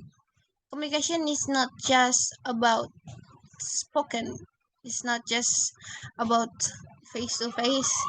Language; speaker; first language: English; non-native, learner; Indonesian